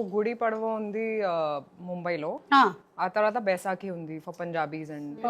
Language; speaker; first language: Telugu; non-native, fluent; Hindi